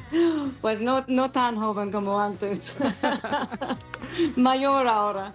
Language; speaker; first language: Spanish; non-native, fluent; English